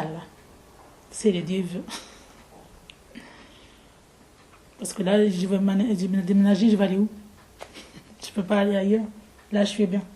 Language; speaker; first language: French; non-native, fluent; Arabic